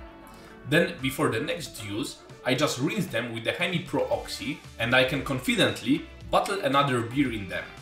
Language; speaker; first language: English; non-native, fluent; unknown